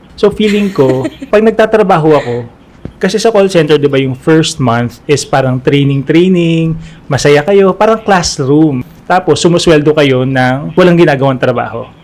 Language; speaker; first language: Filipino; native; Filipino